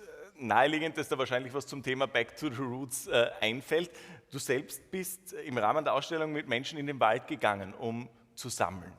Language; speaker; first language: German; native; German